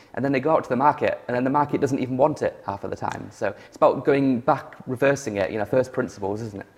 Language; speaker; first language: English; native; English